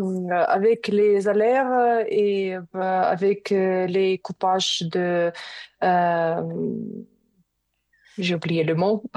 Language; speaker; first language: French; non-native, learner; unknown